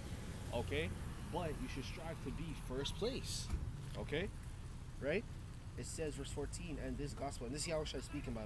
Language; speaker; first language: English; native; English